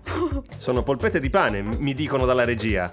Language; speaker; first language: Italian; native; Italian